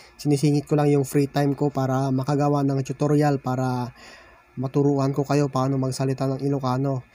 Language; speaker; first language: Filipino; non-native, local second language; Iloko